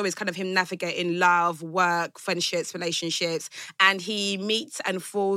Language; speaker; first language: English; non-native, local second language; Yoruba